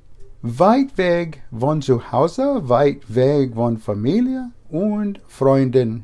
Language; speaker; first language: German; non-native, learner; English